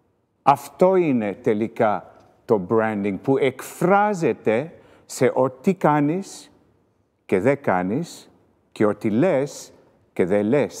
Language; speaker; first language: Greek; early bilingual, heritage; Greek